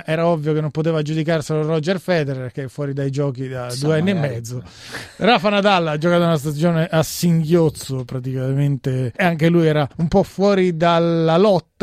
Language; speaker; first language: Italian; native; Italian